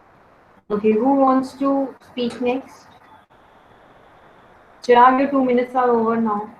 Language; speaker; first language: English; non-native, fluent; Hindi